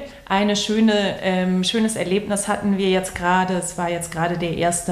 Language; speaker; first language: German; native; German